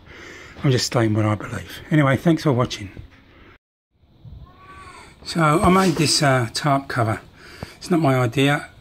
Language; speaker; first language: English; native; English